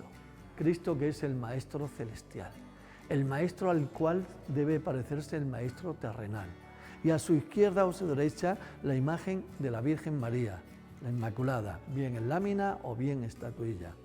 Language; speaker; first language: Spanish; native; Spanish